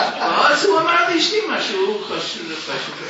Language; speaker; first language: Hebrew; non-native, fluent; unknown